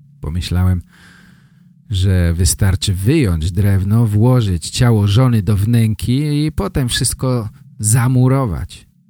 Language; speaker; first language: Polish; native; Polish